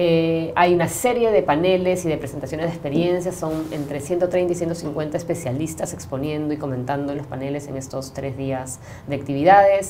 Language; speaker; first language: Spanish; native; Spanish